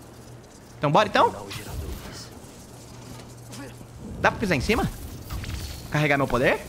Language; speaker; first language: Portuguese; native; Portuguese